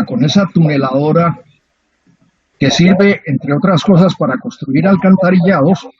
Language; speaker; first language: Spanish; native; Spanish